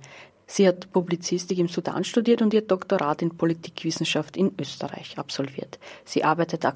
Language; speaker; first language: German; native; German